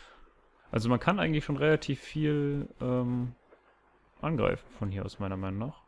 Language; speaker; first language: German; native; German